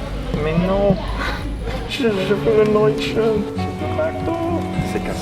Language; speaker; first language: French; non-native, learner; English